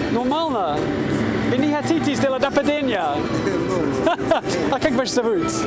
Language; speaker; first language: Russian; non-native, learner; English